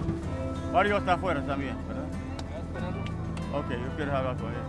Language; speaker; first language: Spanish; non-native, learner; English